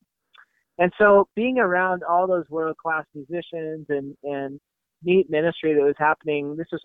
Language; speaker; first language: English; native; English